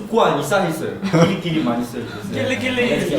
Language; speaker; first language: Korean; non-native, learner; Chinese